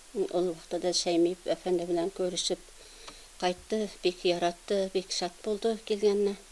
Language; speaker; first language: Tatar; early bilingual, heritage; Tatar